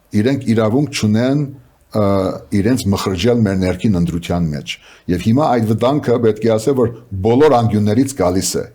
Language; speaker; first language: Armenian; early bilingual, heritage; Armenian